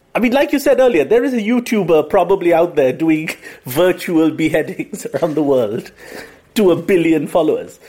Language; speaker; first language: English; non-native, local second language; Bangla